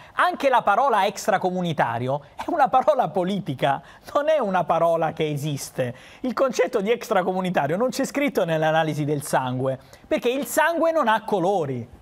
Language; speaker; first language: Italian; native; Italian